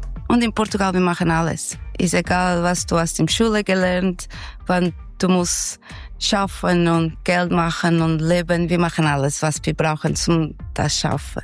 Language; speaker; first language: German; non-native, learner; Portuguese